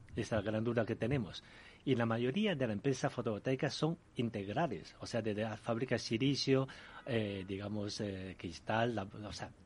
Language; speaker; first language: Spanish; early bilingual, other home language; Chinese